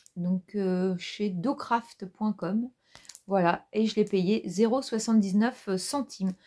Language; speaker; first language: French; native; French